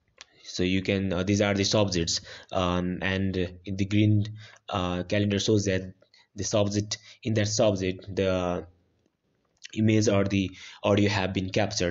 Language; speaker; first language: English; non-native, fluent; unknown